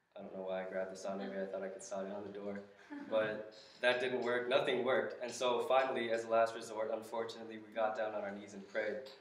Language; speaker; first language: English; native; English